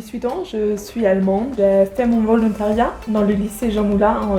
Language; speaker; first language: French; non-native, fluent; German